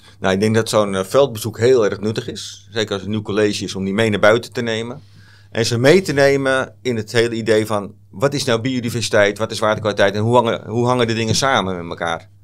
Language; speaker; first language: Dutch; native; Dutch